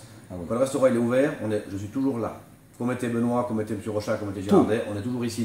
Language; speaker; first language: French; native; French